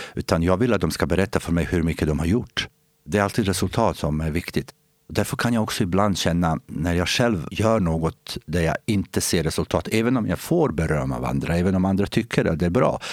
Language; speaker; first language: Swedish; non-native, fluent; Bosnian